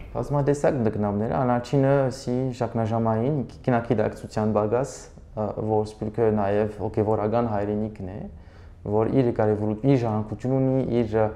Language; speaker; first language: Armenian; early bilingual, heritage; Armenian